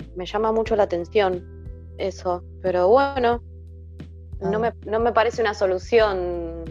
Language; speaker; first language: Spanish; native; Spanish